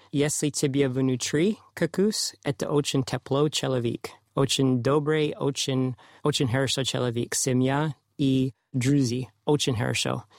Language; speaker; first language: Russian; non-native, learner; English